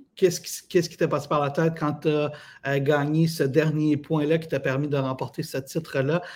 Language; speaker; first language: French; native; French